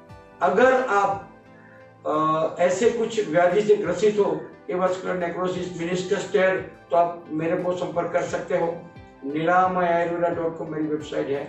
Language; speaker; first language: Hindi; non-native, local second language; Gujarati